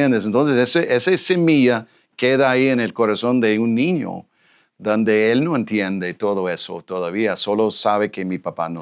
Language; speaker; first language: Spanish; non-native, fluent; English